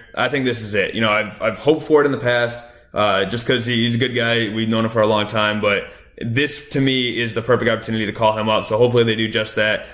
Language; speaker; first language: English; native; English